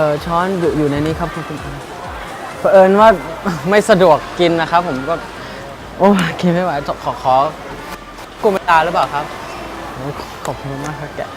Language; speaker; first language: Thai; native; Thai